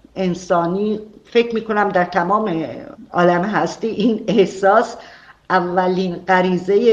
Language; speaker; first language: Persian; non-native, local second language; Armenian